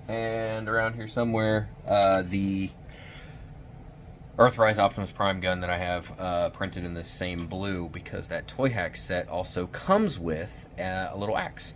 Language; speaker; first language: English; native; English